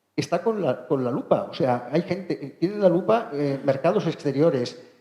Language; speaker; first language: Spanish; non-native, local second language; Catalan